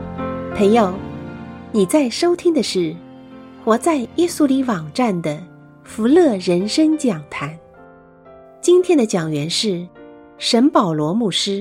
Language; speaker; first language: Chinese; native; Chinese